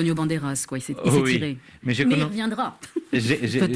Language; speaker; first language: French; native; French